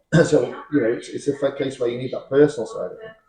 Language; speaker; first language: English; native; English